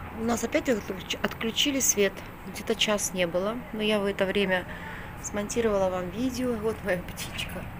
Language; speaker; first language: Russian; non-native, local second language; Georgian